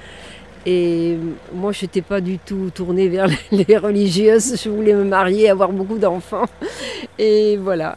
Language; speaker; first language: French; native; French